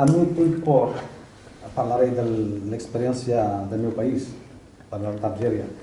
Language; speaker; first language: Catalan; non-native, learner; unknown